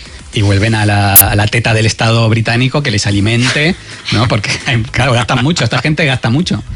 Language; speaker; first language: Spanish; native; Spanish